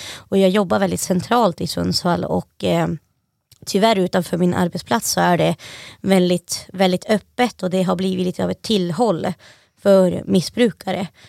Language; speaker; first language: Swedish; native; Swedish